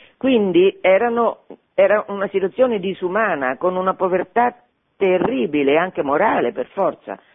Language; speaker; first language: Italian; native; Italian